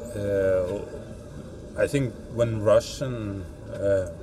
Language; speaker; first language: English; non-native, fluent; Russian